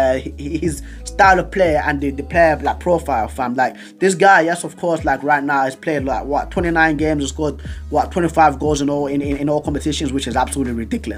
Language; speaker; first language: English; native; English